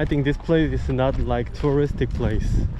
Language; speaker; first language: English; non-native, learner; Korean